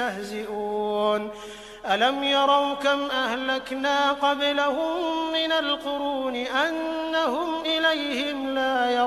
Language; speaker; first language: Arabic; native; Arabic